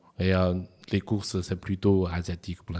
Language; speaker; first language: French; non-native, fluent; Chinese